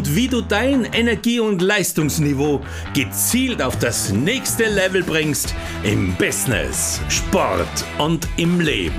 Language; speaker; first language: German; native; German